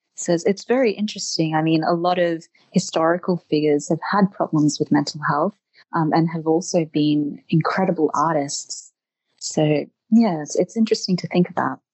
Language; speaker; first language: English; native; English